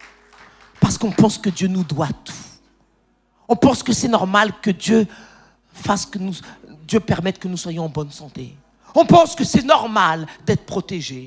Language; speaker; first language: French; native; French